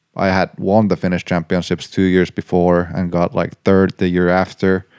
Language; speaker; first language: English; non-native, fluent; Finnish